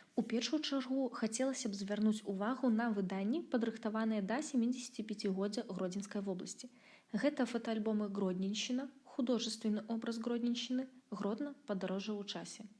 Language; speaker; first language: Belarusian; native; Belarusian